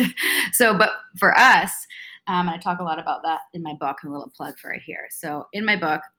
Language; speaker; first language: English; native; English